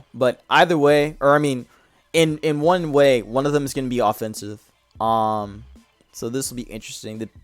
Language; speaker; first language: English; native; English